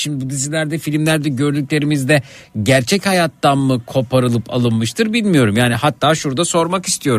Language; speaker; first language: Turkish; native; Turkish